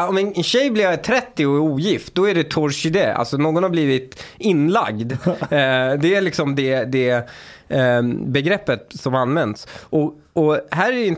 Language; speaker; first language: Swedish; early bilingual, other home language; Persian